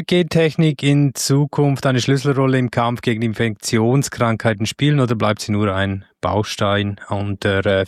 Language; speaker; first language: German; native; German